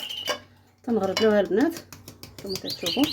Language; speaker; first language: Arabic; native; Arabic